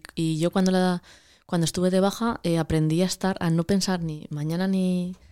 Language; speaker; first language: Spanish; native; Spanish